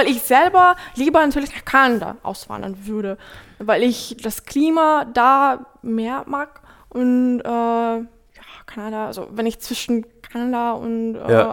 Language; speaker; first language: German; non-native, fluent; Ukrainian